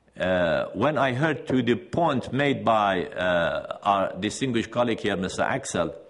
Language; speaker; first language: English; non-native, fluent; Persian